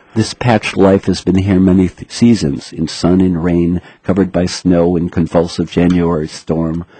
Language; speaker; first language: English; native; English